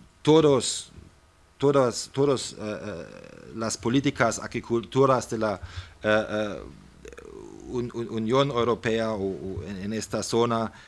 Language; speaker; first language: Spanish; non-native, fluent; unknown